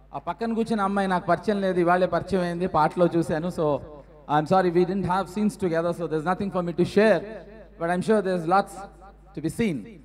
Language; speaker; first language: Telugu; native; Telugu